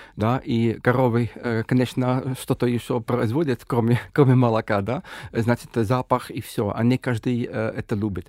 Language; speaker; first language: Russian; non-native, fluent; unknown